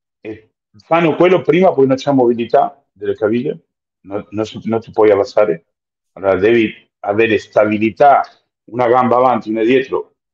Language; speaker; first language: Italian; non-native, fluent; Spanish